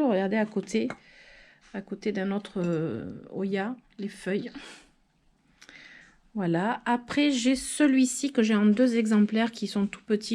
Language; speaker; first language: French; native; French